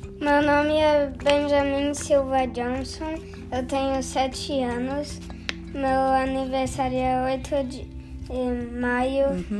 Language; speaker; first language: Portuguese; early bilingual, heritage; Portuguese